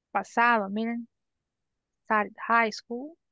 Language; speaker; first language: Spanish; native; Spanish